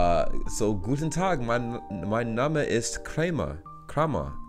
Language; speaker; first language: German; non-native, learner; English